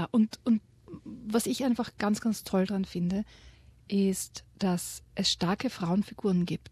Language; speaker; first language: German; native; German